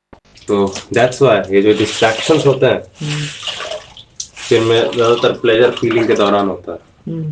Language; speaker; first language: Hindi; native; Hindi